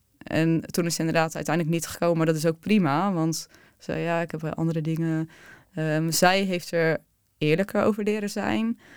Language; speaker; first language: Dutch; native; Dutch